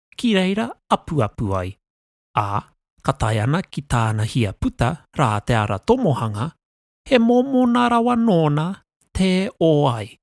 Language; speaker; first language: Māori; non-native, local second language; English